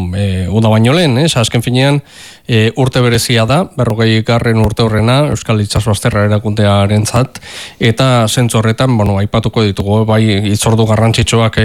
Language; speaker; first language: Basque; native; Basque